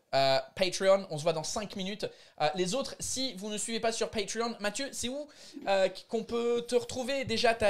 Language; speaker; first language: French; non-native, fluent; English